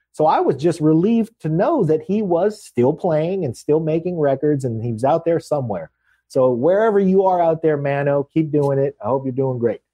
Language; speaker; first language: English; native; English